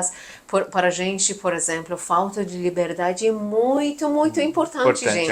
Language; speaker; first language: Portuguese; non-native, learner; Persian